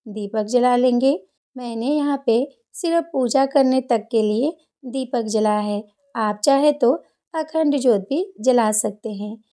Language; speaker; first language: Hindi; native; Hindi